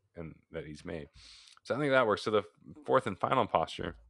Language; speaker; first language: English; native; English